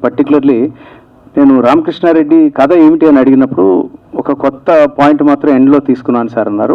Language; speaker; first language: Telugu; native; Telugu